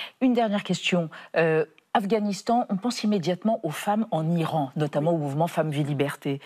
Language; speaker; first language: French; native; French